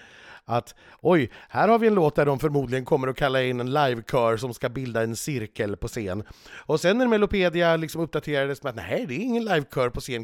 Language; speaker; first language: Swedish; native; Swedish